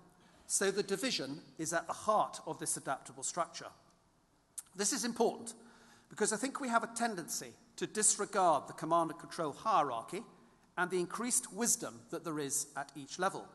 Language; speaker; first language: English; native; English